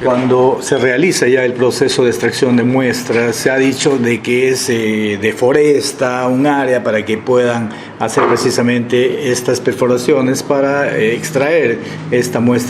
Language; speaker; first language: Spanish; native; Spanish